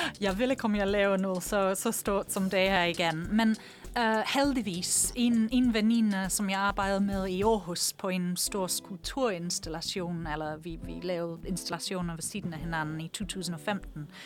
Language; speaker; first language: Danish; non-native, fluent; English